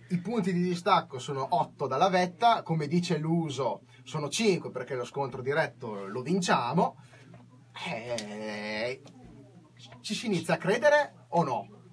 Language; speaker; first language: Italian; native; Italian